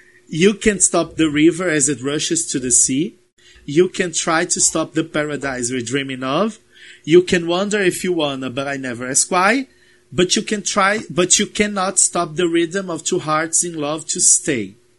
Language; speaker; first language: English; non-native, fluent; Portuguese